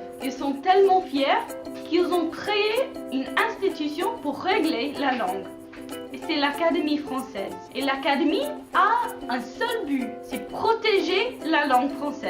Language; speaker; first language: French; non-native, learner; English